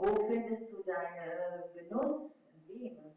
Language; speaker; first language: German; non-native, fluent; Russian